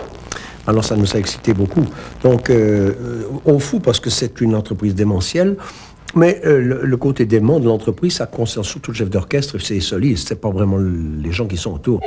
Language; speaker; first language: French; native; French